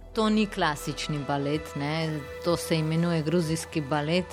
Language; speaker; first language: Slovenian; non-native, fluent; Georgian